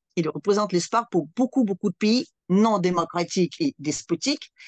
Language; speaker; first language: French; non-native, fluent; Russian